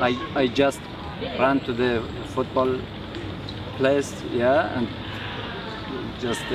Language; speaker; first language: English; non-native, learner; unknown